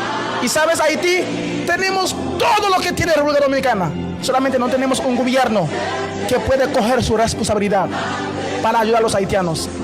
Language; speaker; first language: Spanish; non-native, learner; Haitian Creole